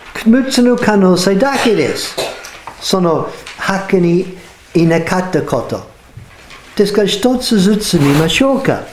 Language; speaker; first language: Japanese; non-native, fluent; English